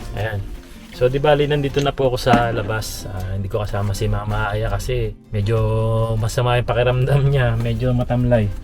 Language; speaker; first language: Filipino; native; Filipino